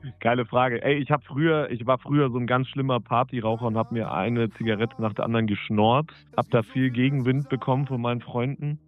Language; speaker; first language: German; native; German